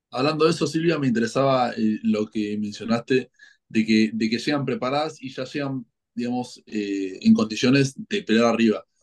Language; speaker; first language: Spanish; native; Spanish